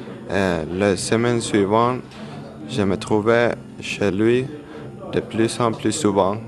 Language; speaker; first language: French; non-native, learner; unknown